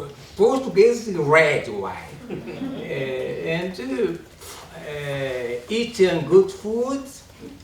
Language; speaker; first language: English; non-native, learner; Portuguese